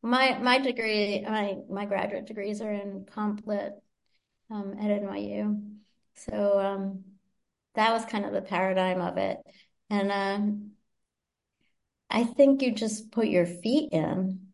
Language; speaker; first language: English; native; English